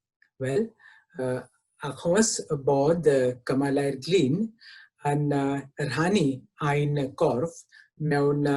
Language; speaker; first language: Welsh; non-native, fluent; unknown